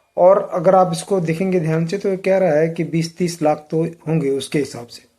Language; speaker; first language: Hindi; native; Hindi